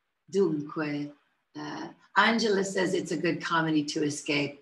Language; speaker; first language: English; native; English